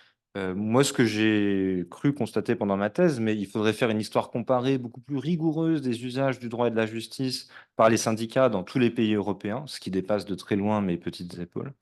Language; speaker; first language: French; native; French